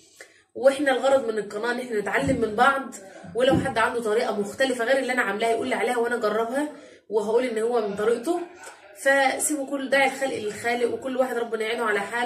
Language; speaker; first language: Arabic; native; Arabic